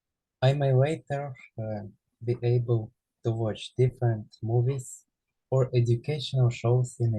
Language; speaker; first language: English; non-native, learner; Ukrainian